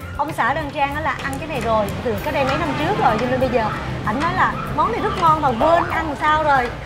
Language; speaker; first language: Vietnamese; native; Vietnamese